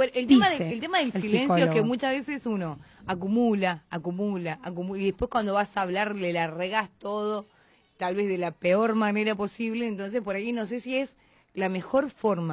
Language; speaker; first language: Spanish; native; Spanish